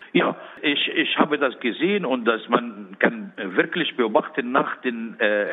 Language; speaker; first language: German; non-native, learner; Arabic